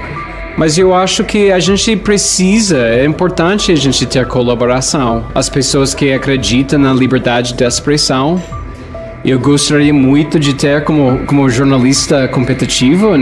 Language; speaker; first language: Portuguese; non-native, fluent; English